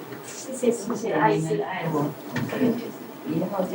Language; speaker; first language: Chinese; non-native, fluent; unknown